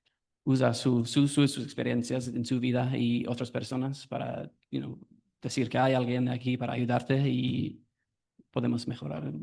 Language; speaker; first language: Spanish; non-native, fluent; English